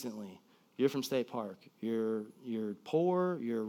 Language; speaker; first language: English; native; English